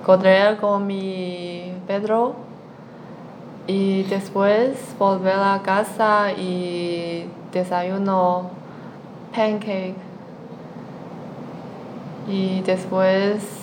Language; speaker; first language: Spanish; non-native, learner; Chinese